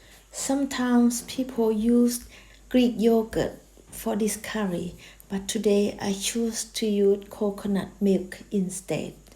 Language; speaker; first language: English; non-native, learner; Thai